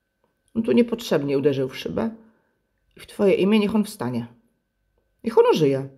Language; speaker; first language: Polish; native; Polish